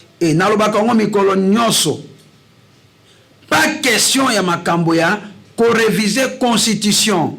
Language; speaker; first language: Lingala; native; Lingala